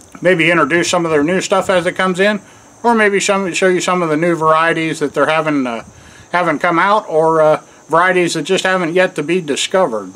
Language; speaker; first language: English; native; English